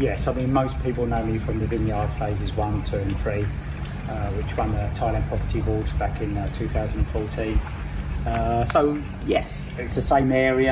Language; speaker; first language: English; native; English